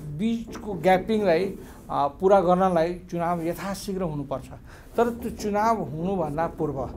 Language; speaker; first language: Nepali; non-native, local second language; Maithili